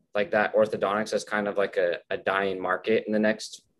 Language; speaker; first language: English; native; English